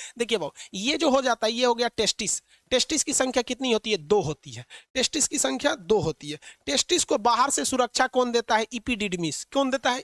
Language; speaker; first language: Hindi; native; Hindi